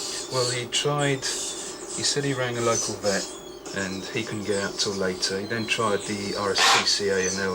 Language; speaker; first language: English; native; English